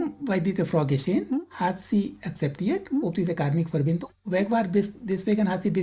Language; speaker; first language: German; non-native, learner; Hindi